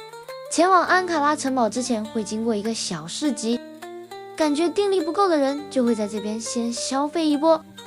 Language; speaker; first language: Chinese; native; Chinese